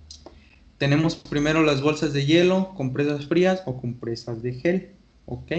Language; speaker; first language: Spanish; native; Spanish